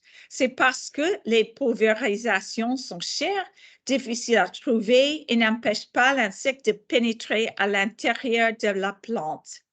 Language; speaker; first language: French; non-native, fluent; English